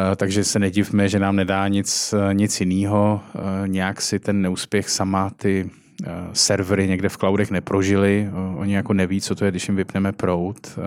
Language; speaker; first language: Czech; native; Czech